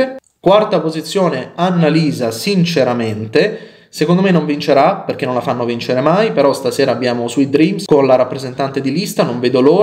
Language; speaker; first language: Italian; native; Italian